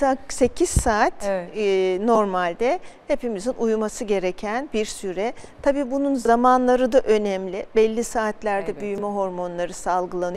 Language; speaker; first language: Turkish; native; Turkish